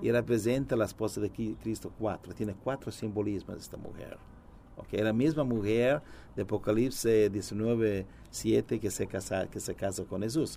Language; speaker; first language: Spanish; non-native, learner; Italian